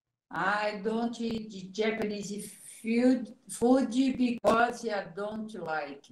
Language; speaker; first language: English; non-native, learner; Portuguese